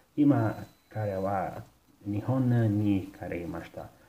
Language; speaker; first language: Japanese; non-native, fluent; Italian